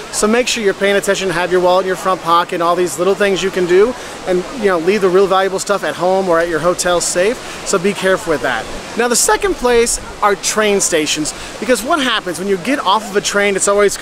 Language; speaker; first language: English; native; English